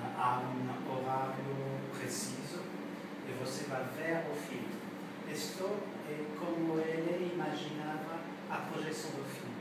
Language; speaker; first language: Portuguese; non-native, fluent; French